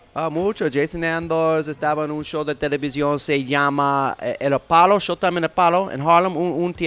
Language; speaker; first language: Spanish; non-native, learner; English